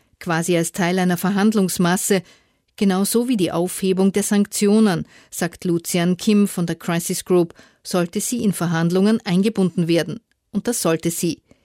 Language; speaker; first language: German; native; German